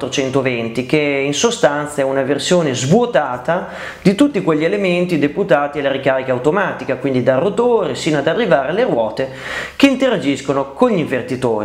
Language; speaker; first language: Italian; native; Italian